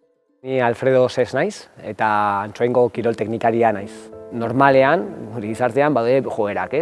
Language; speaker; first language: Basque; non-native, local second language; Spanish